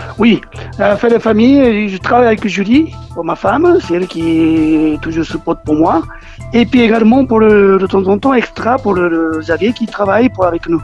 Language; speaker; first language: French; non-native, learner; Japanese